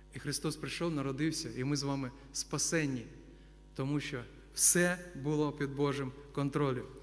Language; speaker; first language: Ukrainian; non-native, local second language; Russian